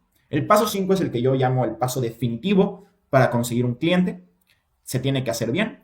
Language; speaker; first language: Spanish; native; Spanish